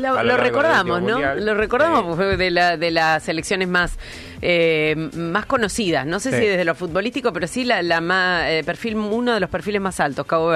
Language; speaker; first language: Spanish; native; Spanish